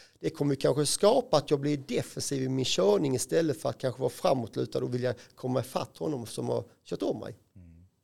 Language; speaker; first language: Swedish; native; Swedish